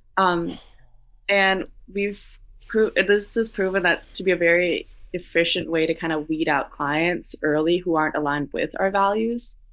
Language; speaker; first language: English; non-native, fluent; Danish